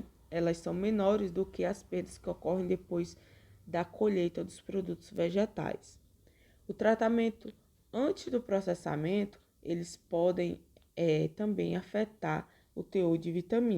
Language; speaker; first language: Portuguese; native; Portuguese